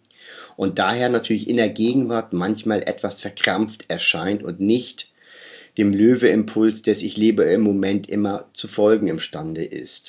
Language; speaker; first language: German; native; German